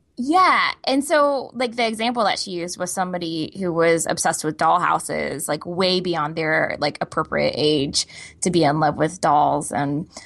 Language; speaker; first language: English; native; English